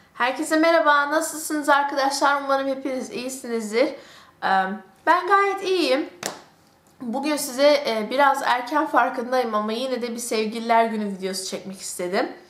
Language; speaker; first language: Turkish; early bilingual, heritage; Turkish